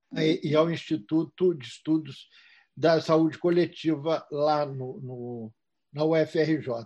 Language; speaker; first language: Portuguese; native; Portuguese